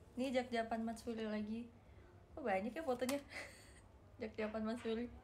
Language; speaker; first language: Indonesian; native; Indonesian